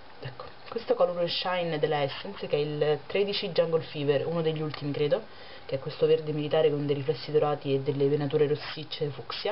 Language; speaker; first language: Italian; native; Italian